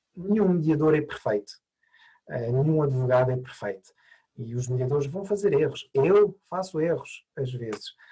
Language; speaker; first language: Portuguese; non-native, fluent; French